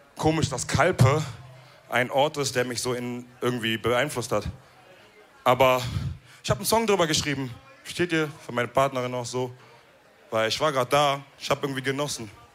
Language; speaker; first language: German; early bilingual, other home language; Wolof